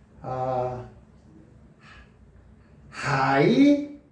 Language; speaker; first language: Korean; native; Korean